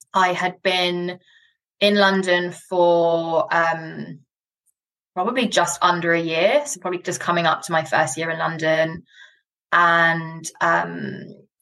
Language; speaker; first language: English; native; English